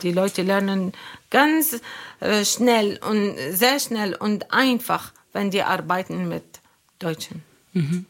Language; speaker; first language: German; non-native, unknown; Arabic